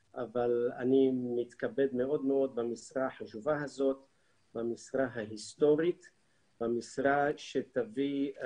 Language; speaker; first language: Hebrew; non-native, fluent; Arabic